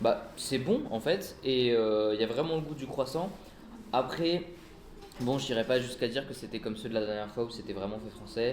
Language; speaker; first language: French; native; French